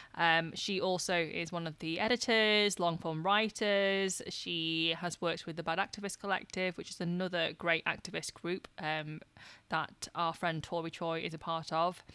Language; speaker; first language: English; native; English